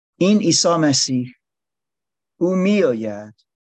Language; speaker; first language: Persian; non-native, learner; English